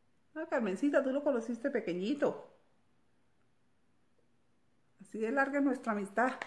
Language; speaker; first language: Spanish; native; Spanish